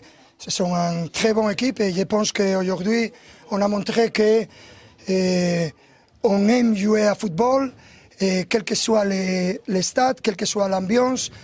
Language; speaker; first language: French; non-native, learner; Spanish